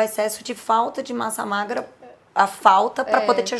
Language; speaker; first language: Portuguese; native; Portuguese